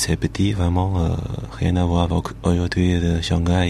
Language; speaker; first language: French; non-native, learner; Chinese